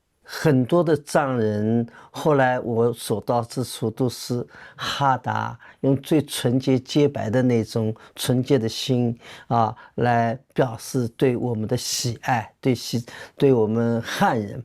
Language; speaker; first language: Chinese; native; Chinese